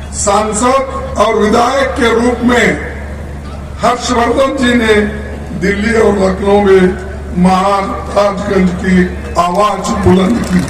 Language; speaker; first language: Hindi; non-native, local second language; Kannada